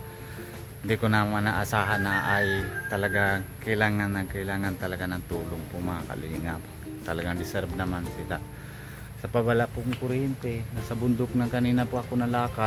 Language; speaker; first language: Filipino; non-native, local second language; Bikol